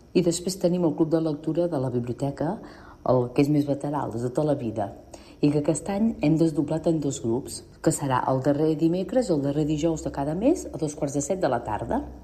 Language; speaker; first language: Catalan; native; Catalan